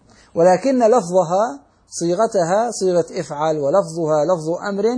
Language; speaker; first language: Arabic; native; Arabic